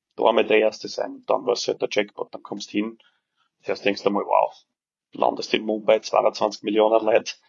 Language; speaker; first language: German; early bilingual, other home language; Serbian